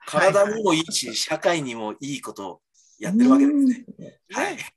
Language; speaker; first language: Japanese; native; Japanese